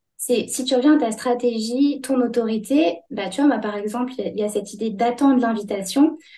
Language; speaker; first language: French; native; French